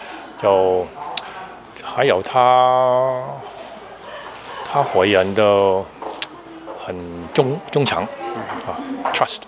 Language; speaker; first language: Chinese; non-native, fluent; Cantonese